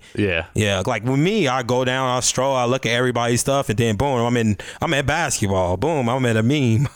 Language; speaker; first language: English; native; English